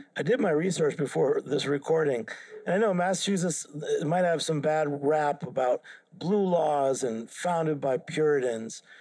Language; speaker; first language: English; native; English